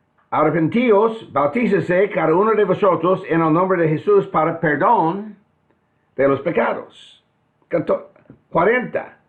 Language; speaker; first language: Spanish; non-native, fluent; English